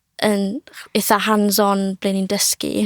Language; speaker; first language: Welsh; native; Welsh